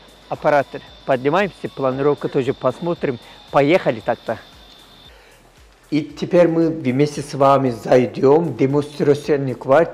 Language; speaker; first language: Russian; non-native, learner; Turkish